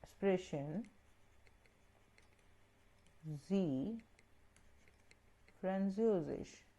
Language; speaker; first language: German; non-native, learner; Hindi